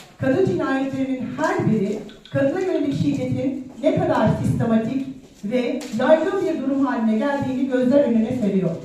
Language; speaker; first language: Turkish; native; Turkish